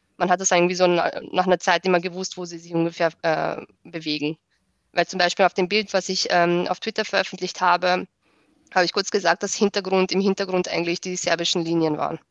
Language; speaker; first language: German; early bilingual, other home language; Bosnian